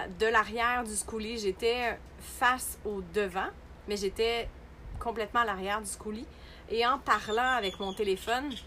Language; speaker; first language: French; native; French